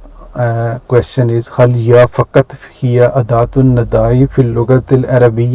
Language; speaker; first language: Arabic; non-native, fluent; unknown